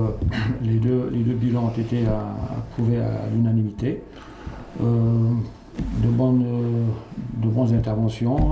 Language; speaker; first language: French; non-native, local second language; Arabic